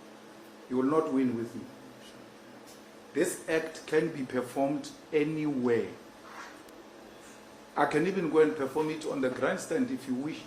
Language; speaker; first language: English; non-native, local second language; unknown